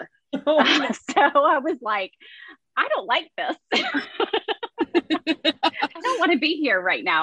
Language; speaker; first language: English; native; English